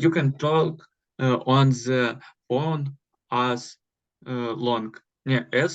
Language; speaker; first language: English; non-native, learner; Ukrainian